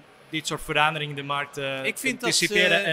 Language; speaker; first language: Dutch; non-native, fluent; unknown